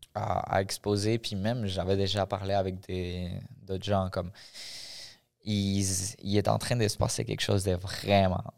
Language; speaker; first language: French; early bilingual, other home language; Spanish